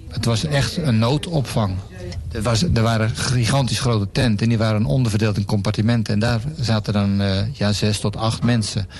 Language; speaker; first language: Dutch; native; Dutch